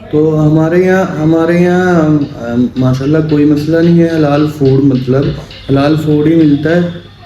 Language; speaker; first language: Hindi; native; Hindi